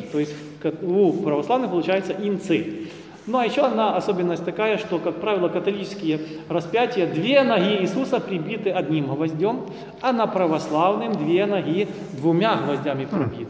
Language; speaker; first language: Russian; native; Russian